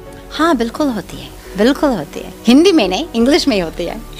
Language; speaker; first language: Hindi; non-native, fluent; English